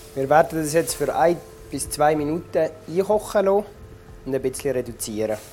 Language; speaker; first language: German; native; German